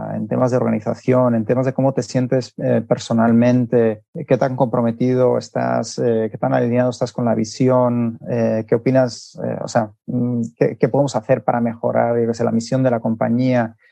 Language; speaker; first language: Spanish; native; Spanish